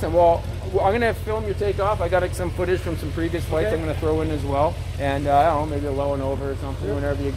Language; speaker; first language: English; native; English